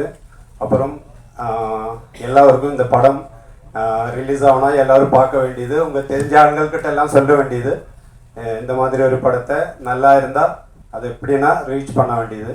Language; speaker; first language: Tamil; non-native, learner; Malayalam